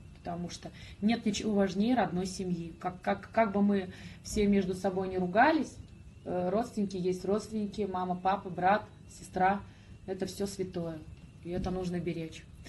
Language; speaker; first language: Russian; native; Russian